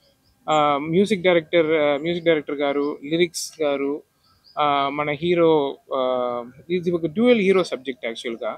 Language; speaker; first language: Telugu; non-native, local second language; Tamil